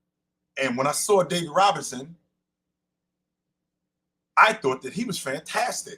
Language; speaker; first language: English; native; English